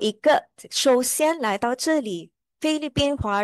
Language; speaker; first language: Chinese; early bilingual, heritage; Chinese